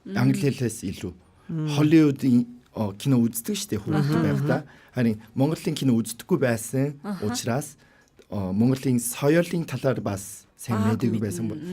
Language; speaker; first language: Mongolian; non-native, fluent; Korean